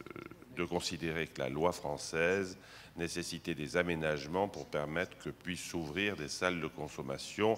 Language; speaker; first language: French; native; French